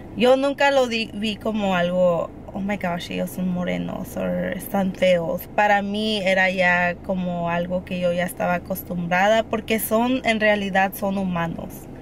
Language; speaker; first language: Spanish; early bilingual, heritage; Spanish